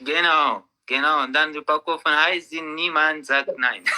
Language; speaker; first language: German; non-native, learner; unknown